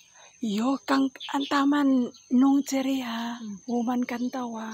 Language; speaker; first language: Chinese; non-native, learner; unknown